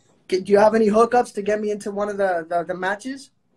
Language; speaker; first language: English; non-native, fluent; Spanish